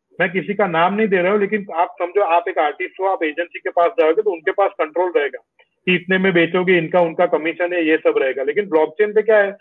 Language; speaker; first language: Hindi; non-native, local second language; Gujarati